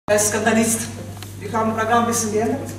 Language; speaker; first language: German; non-native, fluent; Russian